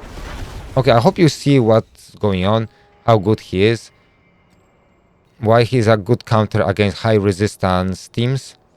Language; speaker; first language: English; non-native, fluent; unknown